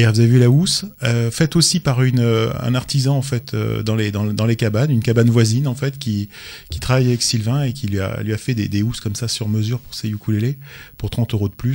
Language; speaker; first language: French; native; French